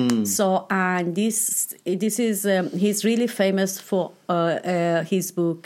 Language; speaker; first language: English; non-native, fluent; Persian